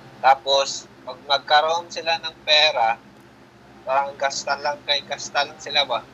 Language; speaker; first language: Filipino; non-native, local second language; Hiligaynon